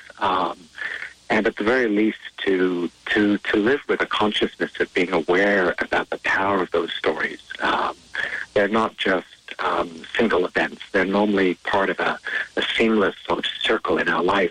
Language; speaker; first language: English; native; English